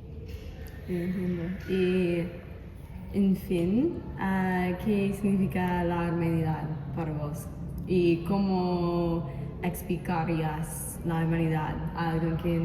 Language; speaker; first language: Spanish; non-native, learner; English